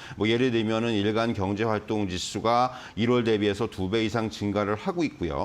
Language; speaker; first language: Korean; native; Korean